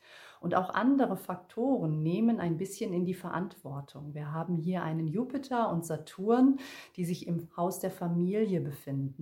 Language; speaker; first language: German; native; German